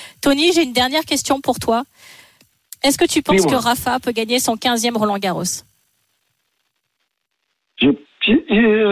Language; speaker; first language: French; native; French